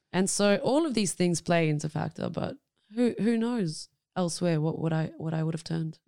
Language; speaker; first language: English; non-native, fluent; Arabic